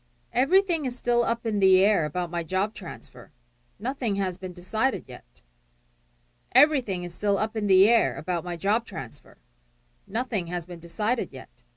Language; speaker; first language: English; early bilingual, other home language; Korean